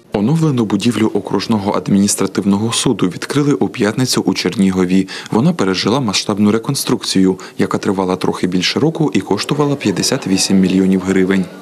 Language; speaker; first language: Ukrainian; native; Ukrainian